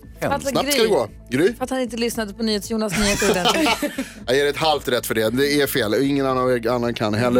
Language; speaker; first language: Swedish; native; Swedish